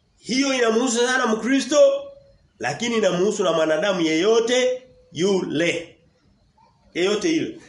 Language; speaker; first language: Swahili; native; Swahili